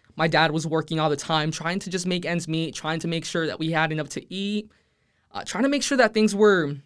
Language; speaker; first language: English; early bilingual, other home language; Spanish